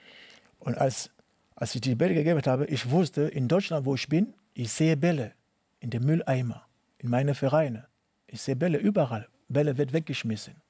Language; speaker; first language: German; non-native, learner; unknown